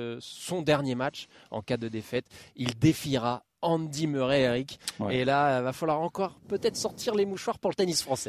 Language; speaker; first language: French; native; French